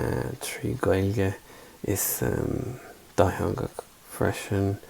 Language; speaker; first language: Irish; non-native, local second language; English